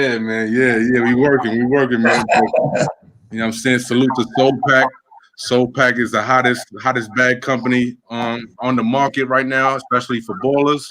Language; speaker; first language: English; native; English